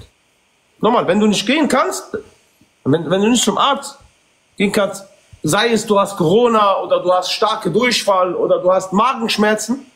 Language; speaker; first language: German; early bilingual, other home language; Arabic